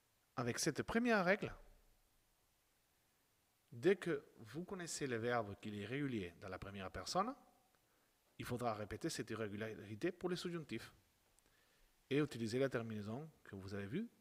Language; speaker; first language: French; non-native, fluent; Spanish